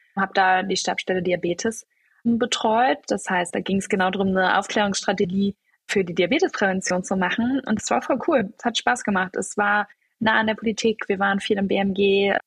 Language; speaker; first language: German; native; German